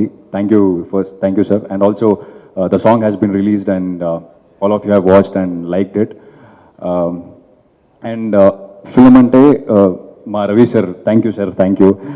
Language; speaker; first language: Telugu; non-native, fluent; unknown